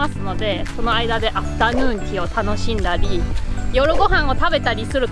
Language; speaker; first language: Japanese; non-native, fluent; German